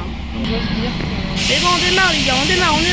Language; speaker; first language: French; native; French